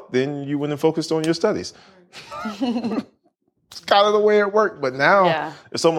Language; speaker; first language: English; native; English